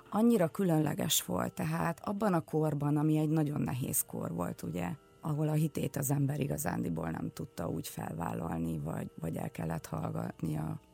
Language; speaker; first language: Hungarian; early bilingual, other home language; Russian